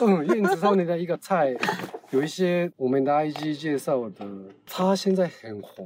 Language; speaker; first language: Chinese; non-native, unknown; Japanese